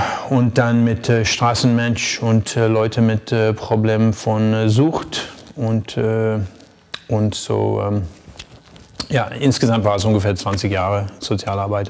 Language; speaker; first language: German; non-native, fluent; English